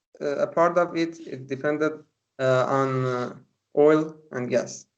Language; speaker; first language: English; non-native, learner; Persian